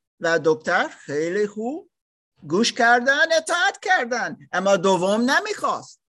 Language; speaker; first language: Persian; non-native, learner; German